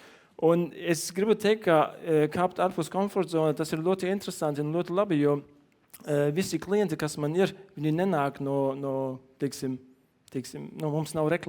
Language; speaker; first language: Latvian; non-native, learner; German